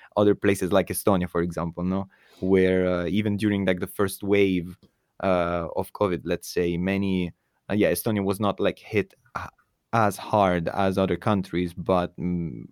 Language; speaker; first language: English; non-native, fluent; Italian